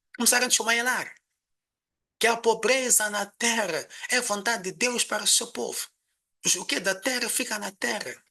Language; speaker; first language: Portuguese; non-native, local second language; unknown